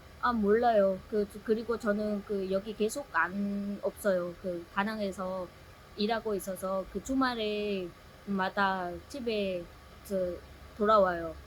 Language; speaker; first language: Korean; non-native, learner; Vietnamese